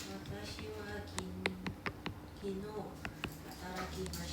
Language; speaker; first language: Japanese; non-native, learner; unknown